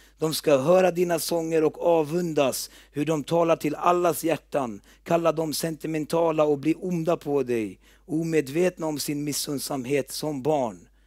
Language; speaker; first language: Swedish; early bilingual, other home language; Turoyo